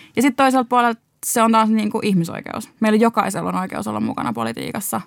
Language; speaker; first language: Finnish; native; Finnish